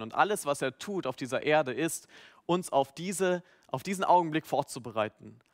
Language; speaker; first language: German; native; German